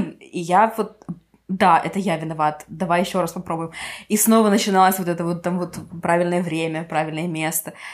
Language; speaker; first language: Russian; non-native, local second language; Ukrainian